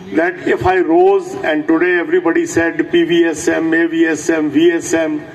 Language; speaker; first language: English; non-native, local second language; Punjabi